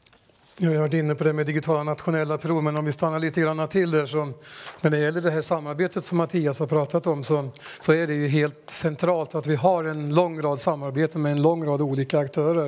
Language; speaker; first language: Swedish; native; Swedish